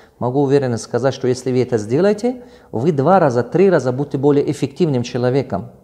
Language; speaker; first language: Russian; non-native, local second language; Tajik